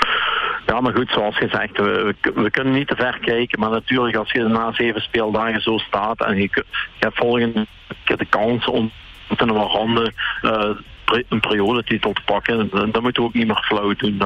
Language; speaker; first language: Dutch; native; Dutch